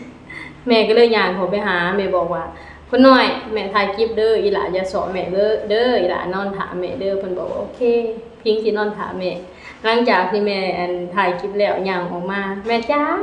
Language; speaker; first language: Thai; non-native, local second language; Lao